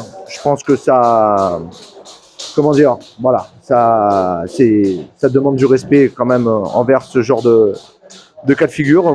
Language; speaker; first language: French; native; French